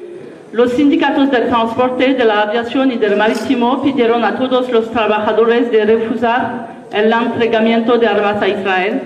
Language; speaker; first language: Spanish; non-native, learner; French